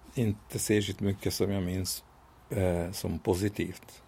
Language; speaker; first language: Swedish; non-native, fluent; Hungarian